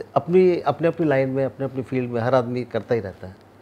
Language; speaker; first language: Hindi; native; Hindi